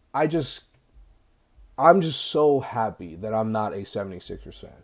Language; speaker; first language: English; native; English